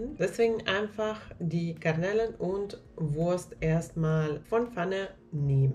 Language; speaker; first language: German; non-native, fluent; Finnish